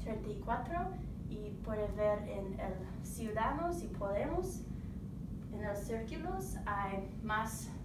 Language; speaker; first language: Spanish; non-native, learner; English